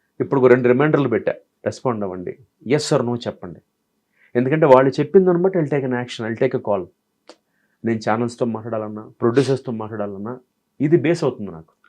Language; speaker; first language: Telugu; native; Telugu